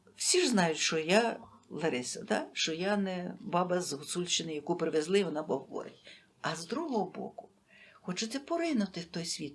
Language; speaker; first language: Ukrainian; native; Ukrainian